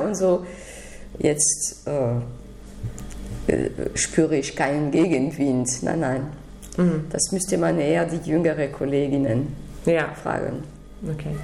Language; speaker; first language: German; non-native, fluent; French